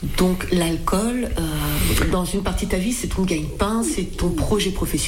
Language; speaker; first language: French; native; French